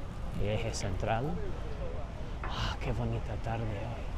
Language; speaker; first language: Spanish; non-native, learner; English